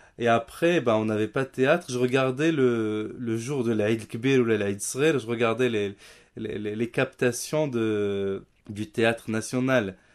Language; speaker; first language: French; non-native, local second language; Riffian